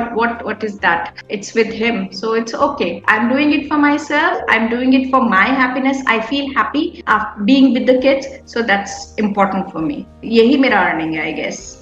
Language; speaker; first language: English; non-native, local second language; Hindi